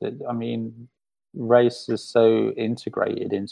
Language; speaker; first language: English; native; English